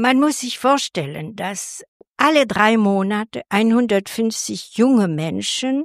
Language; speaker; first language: German; non-native, fluent; French